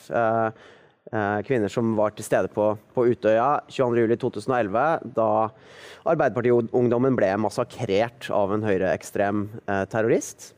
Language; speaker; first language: Norwegian; native; Norwegian